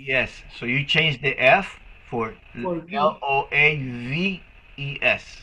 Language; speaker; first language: English; non-native, fluent; Spanish